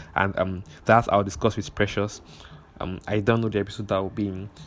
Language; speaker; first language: English; non-native, local second language; Igbo